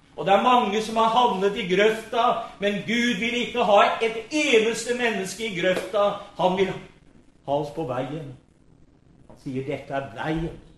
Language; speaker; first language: Norwegian; native; Norwegian